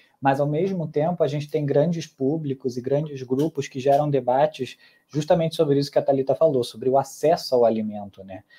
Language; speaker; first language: Portuguese; native; Portuguese